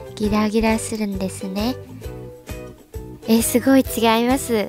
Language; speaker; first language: Japanese; non-native, fluent; Vietnamese